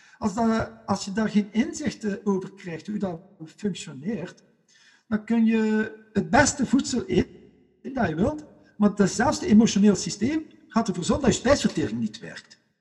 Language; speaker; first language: Dutch; native; Dutch